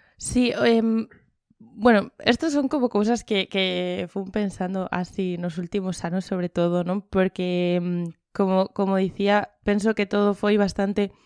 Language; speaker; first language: Galician; non-native, local second language; Spanish